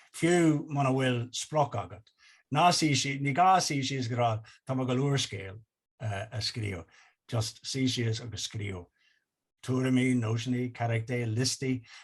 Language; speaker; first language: Irish; non-native, local second language; English